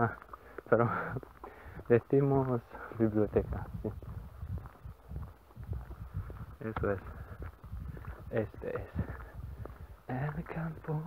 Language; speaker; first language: Spanish; non-native, learner; Bulgarian